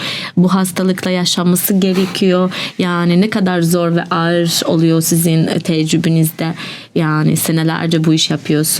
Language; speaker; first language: Turkish; non-native, learner; Albanian